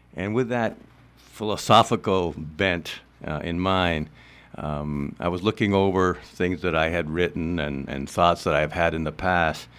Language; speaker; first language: English; non-native, local second language; Spanish